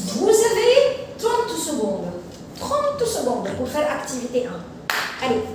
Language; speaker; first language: French; non-native, fluent; Arabic